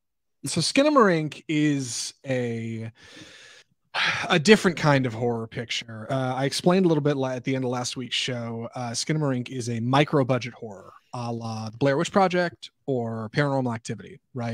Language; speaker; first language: English; native; English